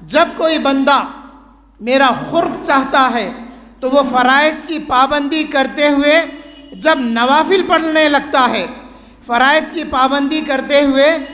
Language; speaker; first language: Urdu; native; Urdu